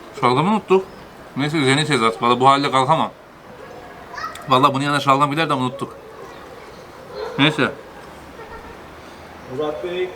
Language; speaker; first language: Turkish; native; Turkish